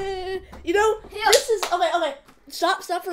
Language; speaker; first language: English; native; English